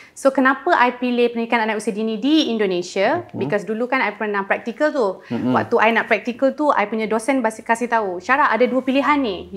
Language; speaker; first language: Malay; native; Malay